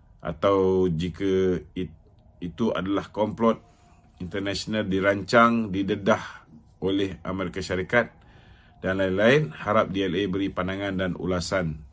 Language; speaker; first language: Malay; native; Malay